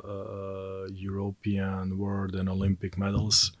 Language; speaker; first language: English; non-native, fluent; Serbian